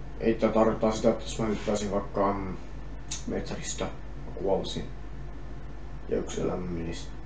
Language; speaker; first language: Finnish; non-native, learner; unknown